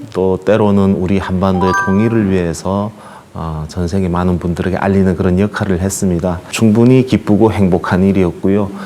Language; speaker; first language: Korean; native; Korean